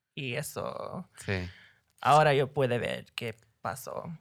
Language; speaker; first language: Spanish; early bilingual, heritage; Spanish